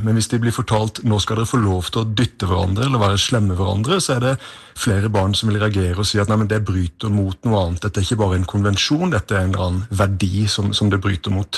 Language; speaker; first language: Norwegian; native; Norwegian